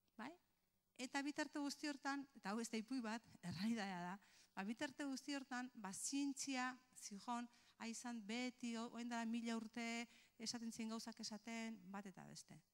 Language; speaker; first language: Basque; native; Basque